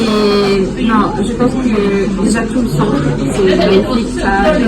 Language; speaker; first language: French; early bilingual, heritage; French